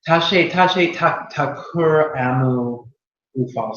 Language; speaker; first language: Irish; non-native, learner; English